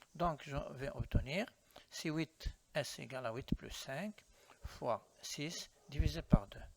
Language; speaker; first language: French; non-native, local second language; Arabic